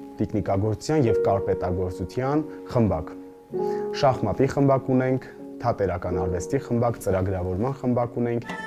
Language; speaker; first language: Armenian; native; Armenian